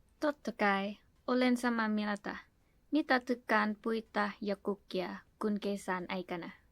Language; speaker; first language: Finnish; non-native, learner; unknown